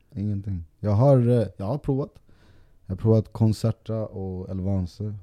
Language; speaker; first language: Swedish; early bilingual, other home language; Spanish